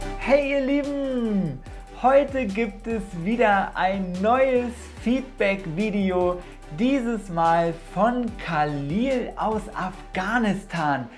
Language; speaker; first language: German; native; German